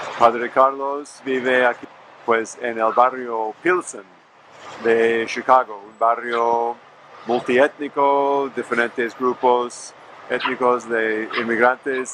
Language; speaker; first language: Spanish; non-native, fluent; English